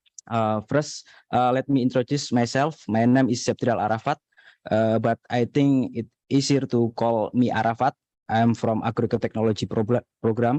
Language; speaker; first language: English; non-native, learner; Indonesian